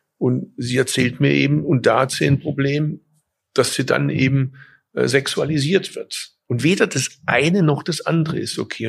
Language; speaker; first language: German; early bilingual, other home language; Turkish